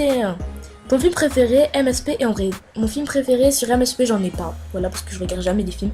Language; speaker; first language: French; native; French